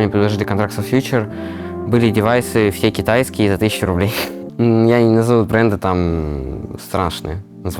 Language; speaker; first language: Russian; native; Russian